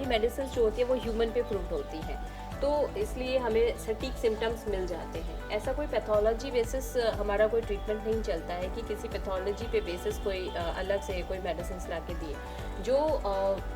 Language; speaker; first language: Hindi; native; Hindi